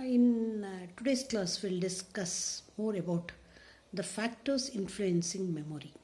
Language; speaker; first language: English; non-native, local second language; Kannada